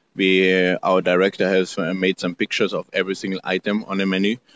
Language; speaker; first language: English; non-native, fluent; German